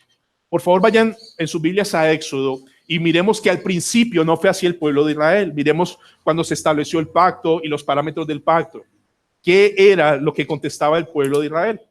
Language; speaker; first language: Spanish; native; Spanish